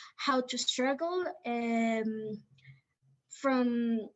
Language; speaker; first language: English; non-native, fluent; Spanish